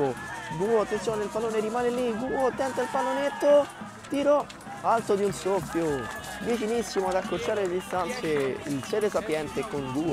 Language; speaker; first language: Italian; native; Italian